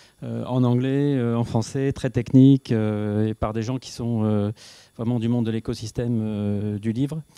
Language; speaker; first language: French; native; French